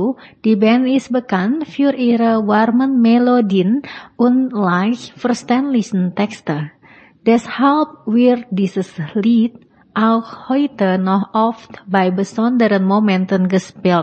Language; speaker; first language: German; non-native, fluent; Indonesian